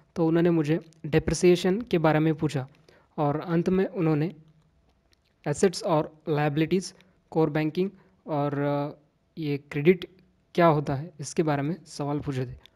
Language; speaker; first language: Hindi; non-native, local second language; Marathi